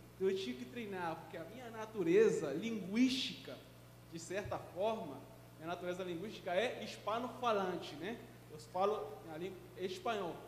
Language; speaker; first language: Portuguese; non-native, fluent; Spanish